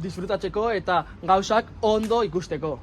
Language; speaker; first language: Basque; non-native, local second language; Spanish